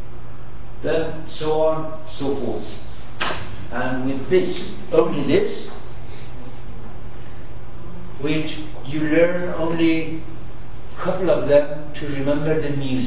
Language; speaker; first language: English; non-native, fluent; Persian